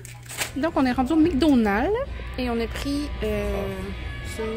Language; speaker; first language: French; native; French